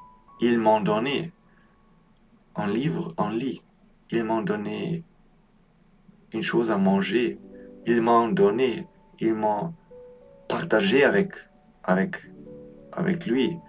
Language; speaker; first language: French; non-native, learner; Polish